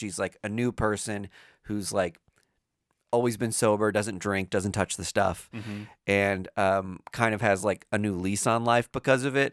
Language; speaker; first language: English; native; English